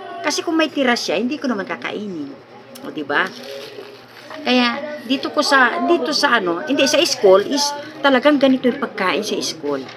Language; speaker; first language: Filipino; non-native, local second language; Iloko